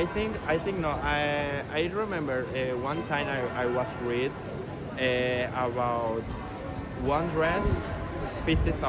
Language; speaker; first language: English; non-native, learner; Spanish